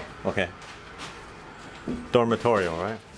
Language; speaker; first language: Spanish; non-native, learner; English